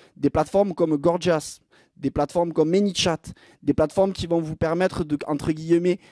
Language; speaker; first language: French; native; French